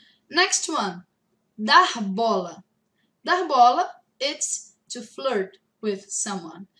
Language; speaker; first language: English; non-native, fluent; Portuguese